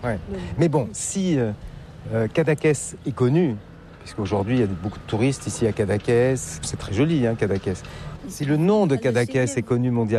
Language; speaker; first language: French; native; French